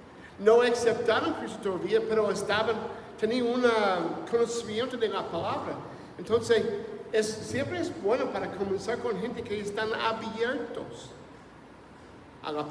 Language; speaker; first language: Spanish; non-native, fluent; English